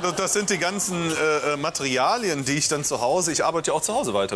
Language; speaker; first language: German; native; German